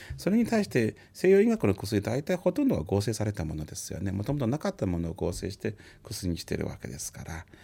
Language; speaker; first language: Japanese; non-native, fluent; Chinese